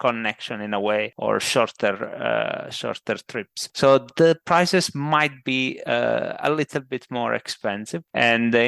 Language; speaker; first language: English; non-native, fluent; Italian